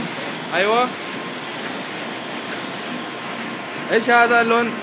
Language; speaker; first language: Arabic; non-native, learner; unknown